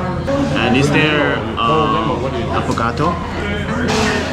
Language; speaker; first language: English; non-native, learner; Korean